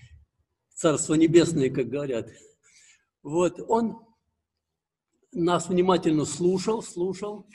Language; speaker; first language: Russian; native; Russian